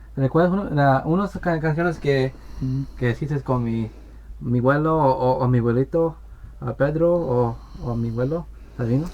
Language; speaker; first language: Spanish; early bilingual, other home language; English